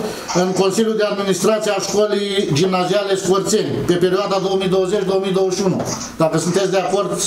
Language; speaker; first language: Romanian; native; Romanian